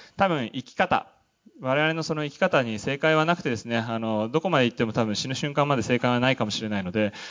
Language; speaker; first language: Japanese; native; Japanese